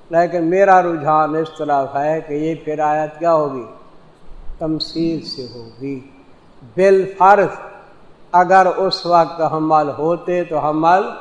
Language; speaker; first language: Urdu; non-native, local second language; Saraiki